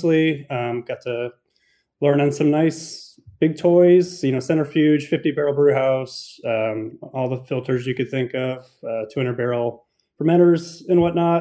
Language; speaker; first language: English; native; English